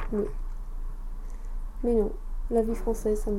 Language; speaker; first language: French; non-native, fluent; English